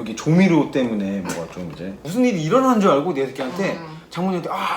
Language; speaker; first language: Korean; native; Korean